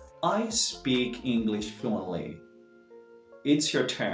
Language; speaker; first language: English; non-native, fluent; Arabic